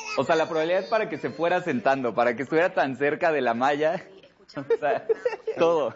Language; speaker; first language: Spanish; native; Spanish